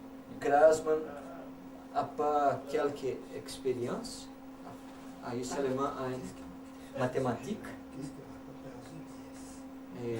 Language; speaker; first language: French; non-native, learner; Portuguese